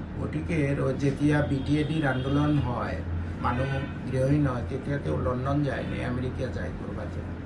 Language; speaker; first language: Assamese; non-native, local second language; Bangla